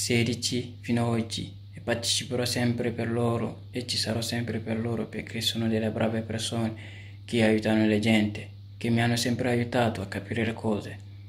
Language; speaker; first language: Italian; non-native, fluent; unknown